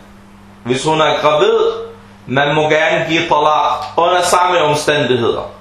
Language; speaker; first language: Danish; early bilingual, other home language; Arabic